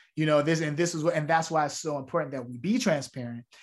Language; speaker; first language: English; native; English